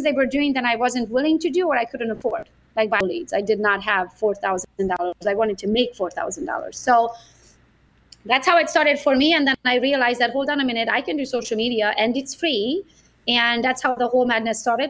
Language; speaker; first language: English; non-native, fluent; Romanian